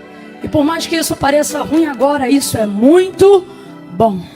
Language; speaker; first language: Portuguese; native; Portuguese